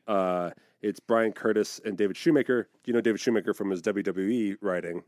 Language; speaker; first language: English; native; English